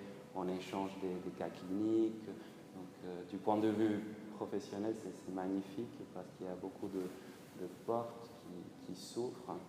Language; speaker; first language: French; non-native, fluent; Spanish